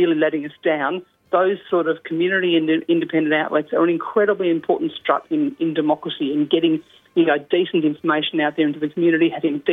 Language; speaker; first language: English; native; English